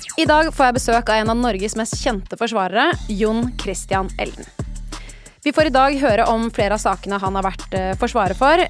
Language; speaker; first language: Norwegian; native; Norwegian